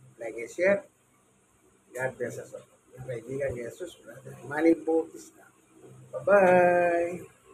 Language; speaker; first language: Filipino; non-native, local second language; Pampanga